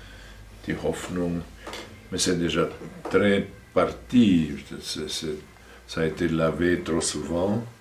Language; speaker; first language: French; non-native, fluent; German